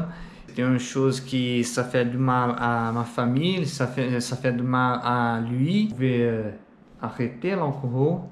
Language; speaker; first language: French; non-native, learner; Portuguese